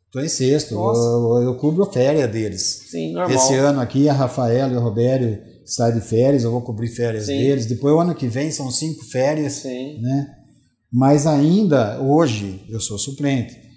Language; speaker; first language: Portuguese; native; Portuguese